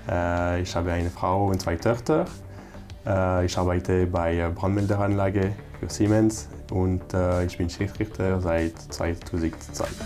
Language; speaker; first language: German; non-native, local second language; French